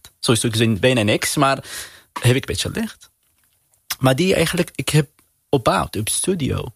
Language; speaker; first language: Dutch; non-native, fluent; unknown